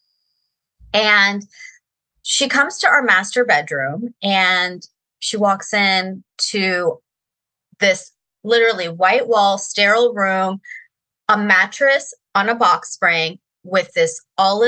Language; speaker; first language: English; native; English